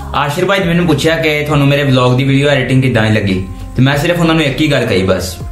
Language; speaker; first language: Punjabi; native; Punjabi